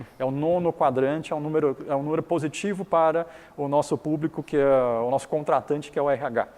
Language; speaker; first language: Portuguese; early bilingual, other home language; Chinese